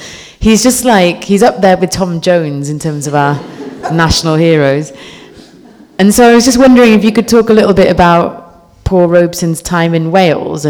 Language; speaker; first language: English; native; English